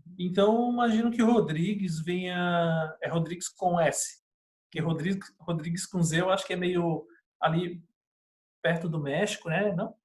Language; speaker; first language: Portuguese; native; Portuguese